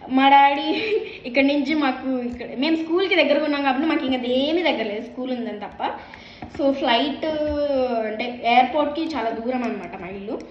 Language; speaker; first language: Telugu; early bilingual, heritage; Telugu